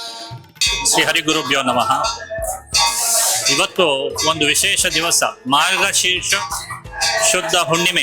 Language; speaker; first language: Kannada; non-native, local second language; Konkani